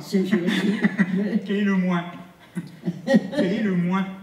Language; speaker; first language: French; native; French